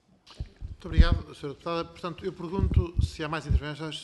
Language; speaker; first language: Portuguese; native; Portuguese